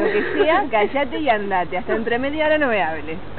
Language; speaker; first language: Spanish; native; Spanish